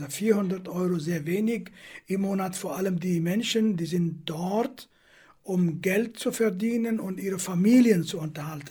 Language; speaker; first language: German; non-native, fluent; Kurdish